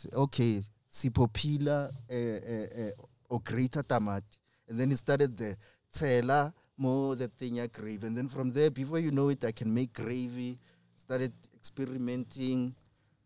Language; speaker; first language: English; non-native, local second language; Tswana